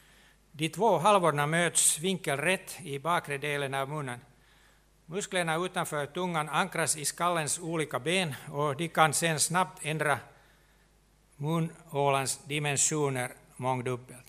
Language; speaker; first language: Swedish; non-native, local second language; Finnish